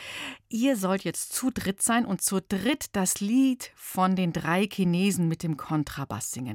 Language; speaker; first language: German; native; German